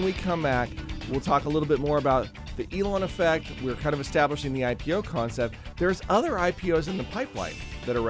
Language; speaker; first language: English; native; English